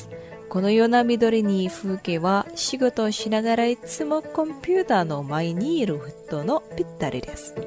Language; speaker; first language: Japanese; non-native, fluent; Indonesian